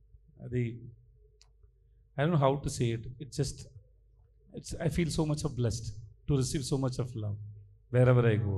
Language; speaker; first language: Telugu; non-native, learner; Tamil